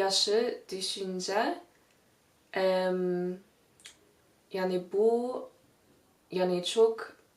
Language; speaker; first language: Turkish; non-native, learner; English